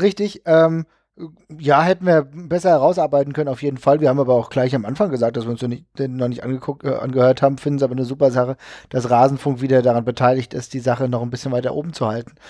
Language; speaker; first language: German; native; German